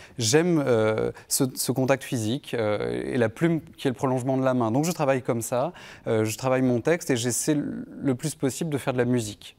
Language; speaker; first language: French; native; French